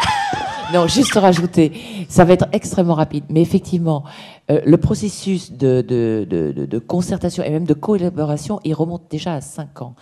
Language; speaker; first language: French; native; French